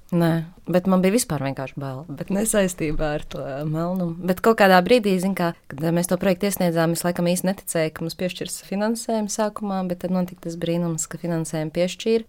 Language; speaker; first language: Latvian; native; Latvian